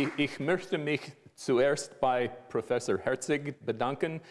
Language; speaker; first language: German; non-native, learner; English